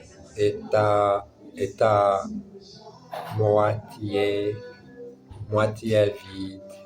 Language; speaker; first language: French; non-native, learner; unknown